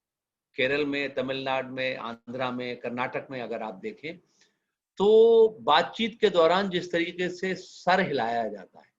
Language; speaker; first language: Hindi; native; Hindi